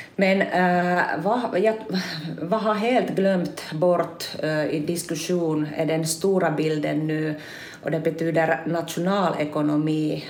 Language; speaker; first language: Swedish; non-native, local second language; Finnish